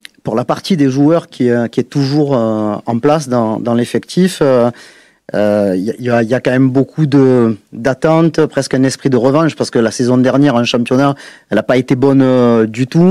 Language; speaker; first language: French; native; French